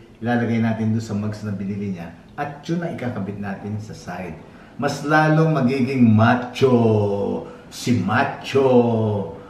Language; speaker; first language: Filipino; native; Filipino